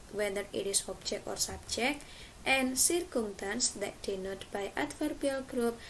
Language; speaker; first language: English; non-native, learner; Indonesian